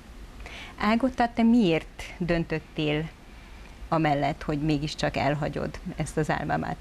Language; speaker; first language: Hungarian; native; Hungarian